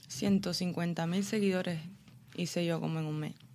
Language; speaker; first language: Spanish; early bilingual, heritage; Spanish